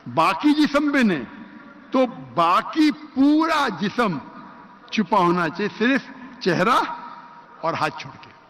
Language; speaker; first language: Urdu; non-native, local second language; Konkani